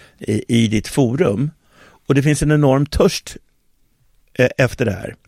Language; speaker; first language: Swedish; early bilingual, other home language; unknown